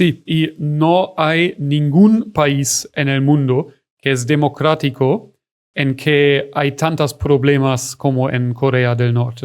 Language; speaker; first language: Spanish; non-native, fluent; German